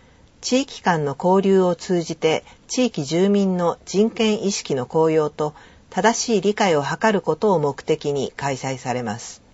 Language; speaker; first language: Japanese; native; Japanese